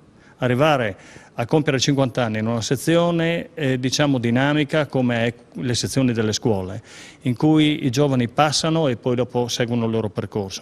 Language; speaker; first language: Italian; native; Italian